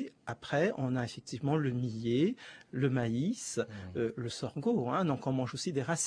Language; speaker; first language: French; native; French